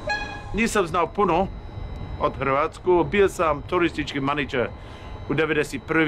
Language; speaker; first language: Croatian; non-native, fluent; English